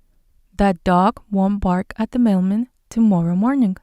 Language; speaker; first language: English; non-native, fluent; Spanish